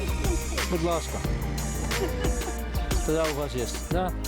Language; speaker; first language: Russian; non-native, learner; Dutch